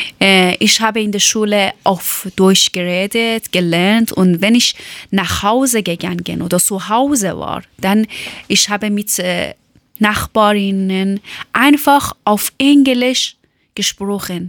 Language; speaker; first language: German; non-native, learner; Persian